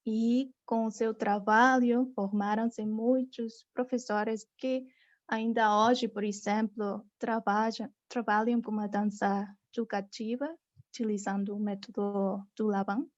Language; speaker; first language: Portuguese; non-native, fluent; Spanish